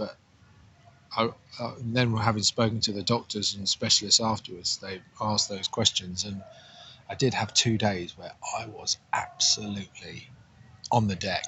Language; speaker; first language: English; native; English